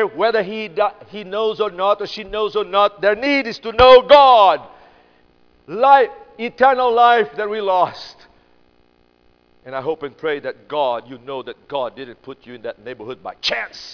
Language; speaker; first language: English; non-native, fluent; Portuguese